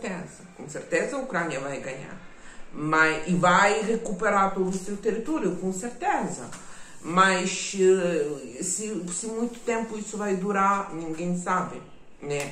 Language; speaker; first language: Portuguese; non-native, fluent; Ukrainian